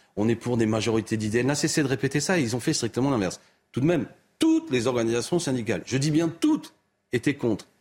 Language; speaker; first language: French; native; French